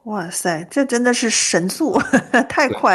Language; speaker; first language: Chinese; native; Chinese